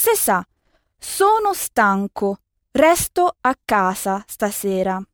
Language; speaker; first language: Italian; non-native, fluent; French